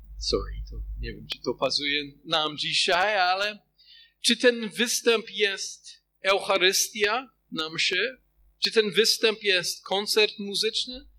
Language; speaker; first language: Polish; non-native, fluent; English